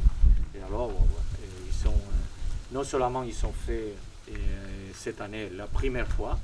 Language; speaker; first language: French; non-native, fluent; Spanish